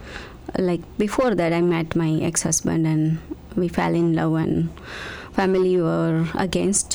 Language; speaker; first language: English; non-native, local second language; Gujarati